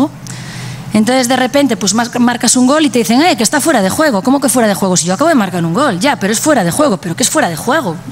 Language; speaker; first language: Spanish; native; Spanish